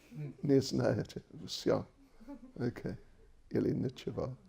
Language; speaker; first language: Russian; non-native, learner; English